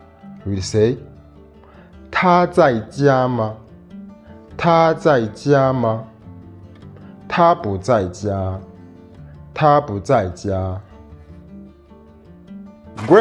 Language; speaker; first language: Chinese; non-native, fluent; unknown